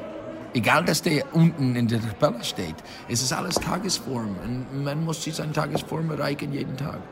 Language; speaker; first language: German; non-native, fluent; English